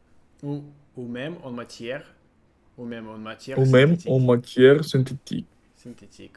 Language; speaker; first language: French; non-native, learner; Russian